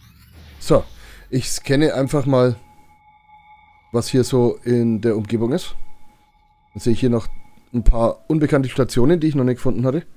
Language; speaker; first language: German; native; German